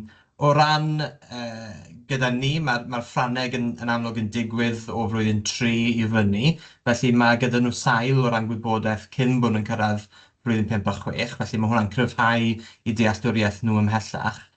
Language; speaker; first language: Welsh; native; Welsh